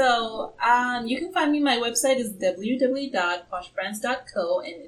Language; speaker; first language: English; non-native, local second language; Swahili